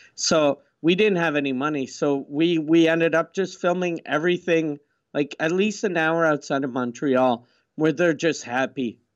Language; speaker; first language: English; non-native, fluent; French